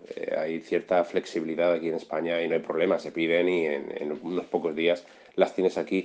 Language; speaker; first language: Spanish; native; Spanish